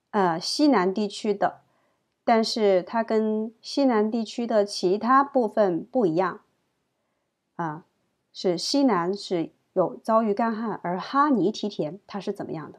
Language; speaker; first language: Chinese; native; Chinese